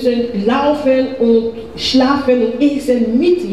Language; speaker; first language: German; non-native, learner; French